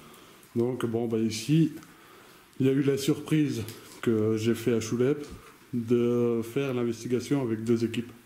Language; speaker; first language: French; native; French